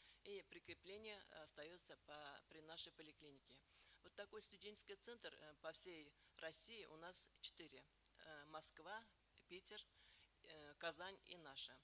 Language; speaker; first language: Russian; native; Russian